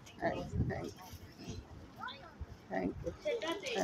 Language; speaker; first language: English; non-native, learner; Bangla